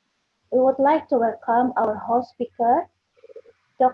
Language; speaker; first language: English; non-native, fluent; Indonesian